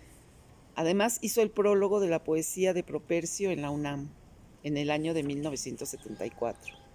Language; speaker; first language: Spanish; native; Spanish